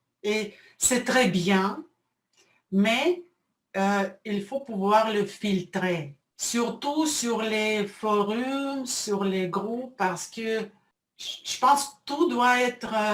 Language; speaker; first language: French; non-native, fluent; Russian